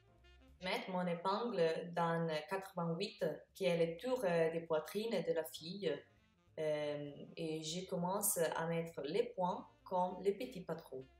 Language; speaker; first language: French; non-native, fluent; Italian